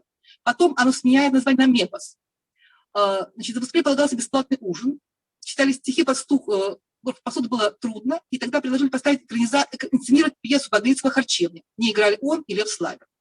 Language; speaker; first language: Russian; native; Russian